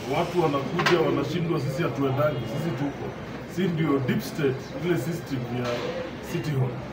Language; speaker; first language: Swahili; non-native, local second language; Luyia